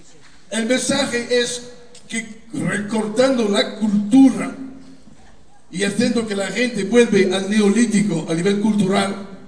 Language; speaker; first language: Spanish; non-native, fluent; Italian